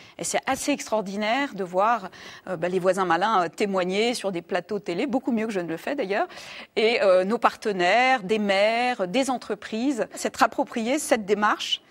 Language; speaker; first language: French; native; French